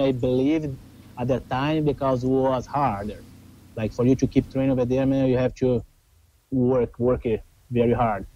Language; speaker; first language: English; non-native, learner; Portuguese